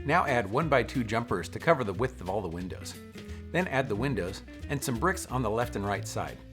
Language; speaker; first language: English; native; English